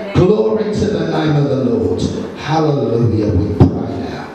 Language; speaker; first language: English; native; English